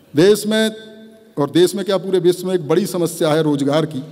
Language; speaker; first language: Hindi; native; Hindi